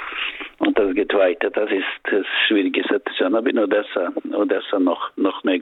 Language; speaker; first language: German; non-native, learner; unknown